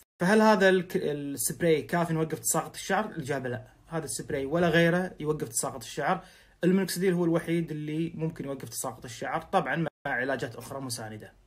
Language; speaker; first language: Arabic; native; Arabic